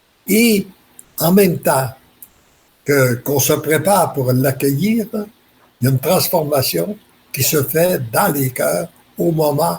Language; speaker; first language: French; native; French